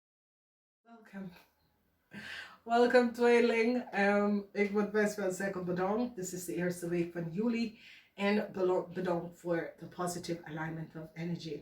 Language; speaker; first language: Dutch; non-native, learner; English